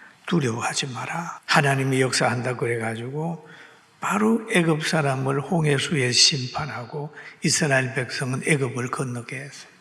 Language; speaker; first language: Korean; native; Korean